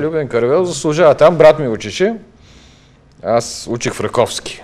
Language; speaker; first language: Bulgarian; native; Bulgarian